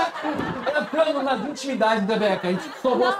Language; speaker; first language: Portuguese; native; Portuguese